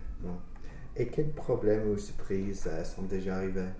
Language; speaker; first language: French; non-native, fluent; English